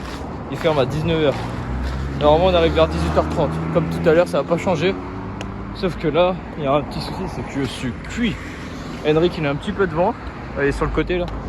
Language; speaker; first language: French; native; French